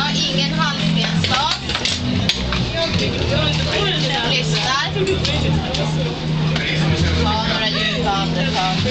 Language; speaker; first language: Swedish; native; Swedish